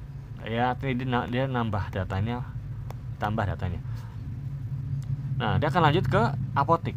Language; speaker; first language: Indonesian; native; Indonesian